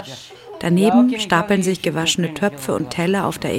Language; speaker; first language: German; native; German